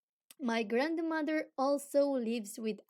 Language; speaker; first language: English; non-native, fluent; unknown